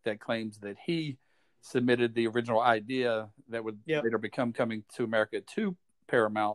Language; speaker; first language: English; native; English